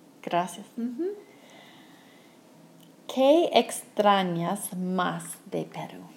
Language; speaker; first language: Spanish; non-native, fluent; English